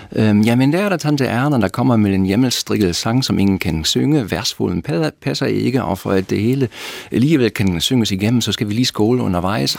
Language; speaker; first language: Danish; non-native, fluent; German